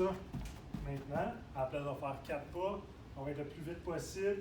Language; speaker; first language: French; native; French